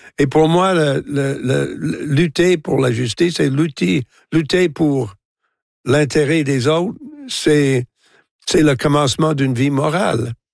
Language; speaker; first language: French; non-native, local second language; English